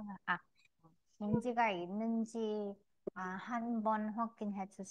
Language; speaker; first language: Korean; non-native, learner; Vietnamese